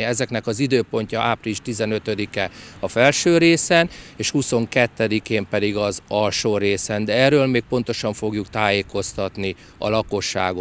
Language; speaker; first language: Hungarian; native; Hungarian